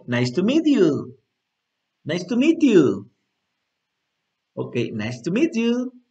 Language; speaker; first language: English; non-native, learner; Spanish